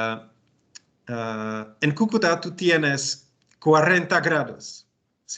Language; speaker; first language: Spanish; non-native, learner; Czech